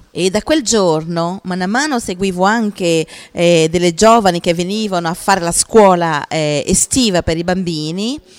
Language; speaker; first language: Italian; non-native, fluent; Portuguese